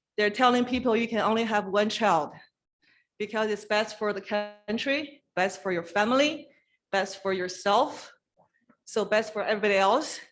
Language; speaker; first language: English; non-native, fluent; Chinese